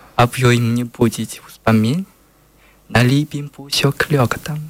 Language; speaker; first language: Belarusian; non-native, learner; Chinese